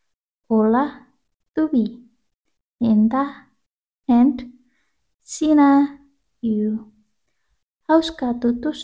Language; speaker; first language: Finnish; non-native, learner; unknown